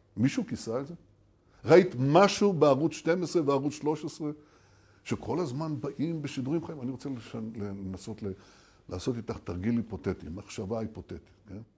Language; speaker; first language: Hebrew; native; Hebrew